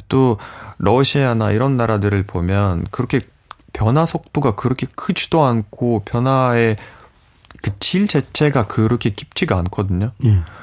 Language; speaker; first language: Korean; non-native, fluent; Russian